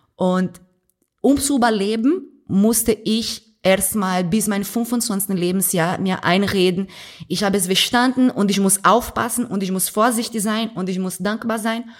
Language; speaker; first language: German; non-native, fluent; Portuguese